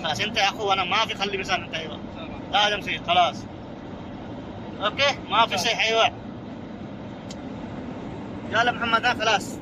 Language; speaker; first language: Arabic; non-native, learner; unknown